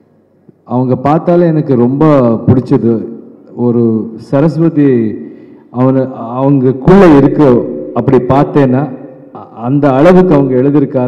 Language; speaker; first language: Tamil; non-native, learner; Kannada